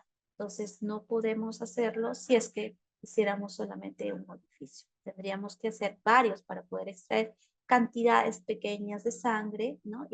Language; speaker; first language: Spanish; native; Spanish